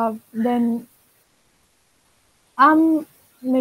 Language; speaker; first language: German; non-native, learner; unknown